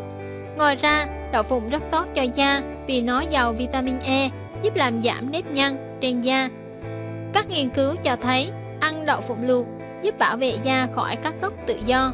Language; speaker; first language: Vietnamese; native; Vietnamese